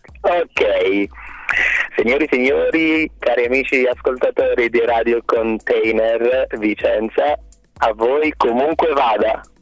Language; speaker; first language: Italian; non-native, fluent; Arabic